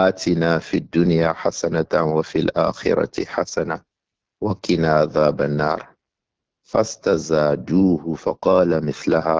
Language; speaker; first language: Arabic; non-native, fluent; Yoruba